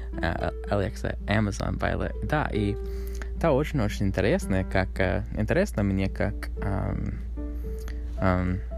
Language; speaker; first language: Russian; non-native, learner; English